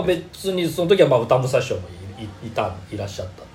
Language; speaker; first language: Japanese; native; Japanese